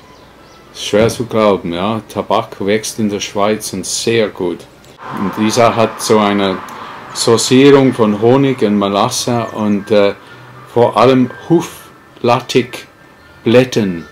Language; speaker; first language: German; non-native, fluent; English